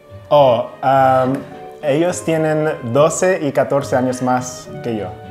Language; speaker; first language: Spanish; early bilingual, heritage; Spanish